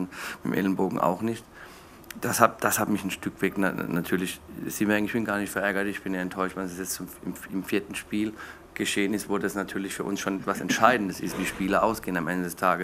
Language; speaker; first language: German; native; German